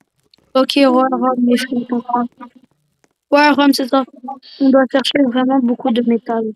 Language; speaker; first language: French; native; French